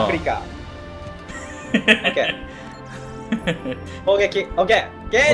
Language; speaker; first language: Korean; non-native, learner; Japanese